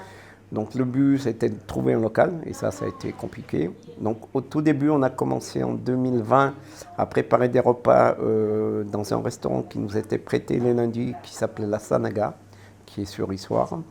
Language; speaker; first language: French; native; French